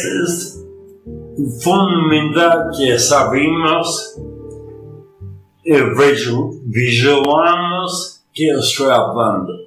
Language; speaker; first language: Spanish; non-native, learner; English